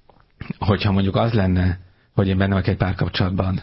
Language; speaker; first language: Hungarian; native; Hungarian